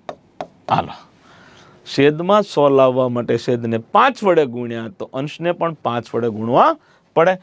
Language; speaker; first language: Gujarati; native; Gujarati